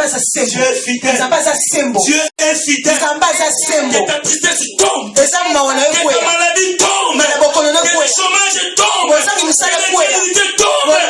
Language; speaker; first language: French; non-native, local second language; Lingala